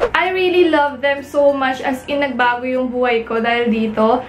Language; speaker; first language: English; non-native, local second language; Filipino